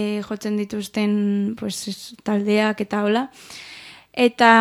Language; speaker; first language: Basque; non-native, local second language; Spanish